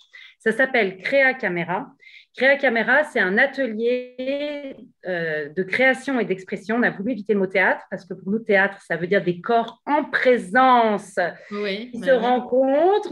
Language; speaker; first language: French; native; French